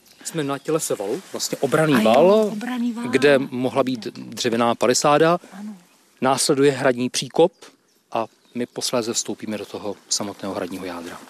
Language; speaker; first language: Czech; native; Czech